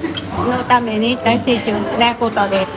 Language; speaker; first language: Japanese; non-native, learner; Vietnamese